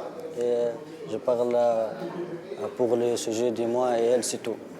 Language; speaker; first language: French; non-native, learner; Arabic